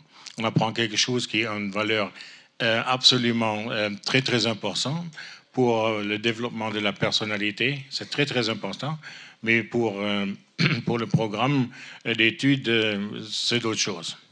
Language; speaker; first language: French; non-native, fluent; German